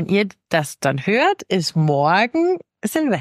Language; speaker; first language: German; native; German